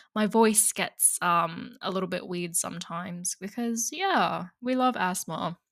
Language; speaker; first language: English; non-native, local second language; Vietnamese